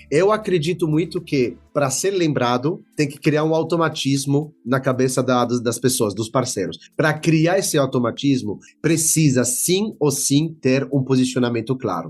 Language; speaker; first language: Portuguese; non-native, fluent; French